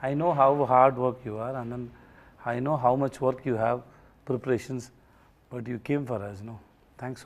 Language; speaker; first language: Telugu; non-native, learner; Tamil